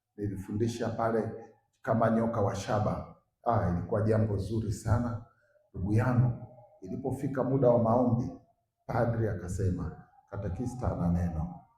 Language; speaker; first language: Swahili; native; Swahili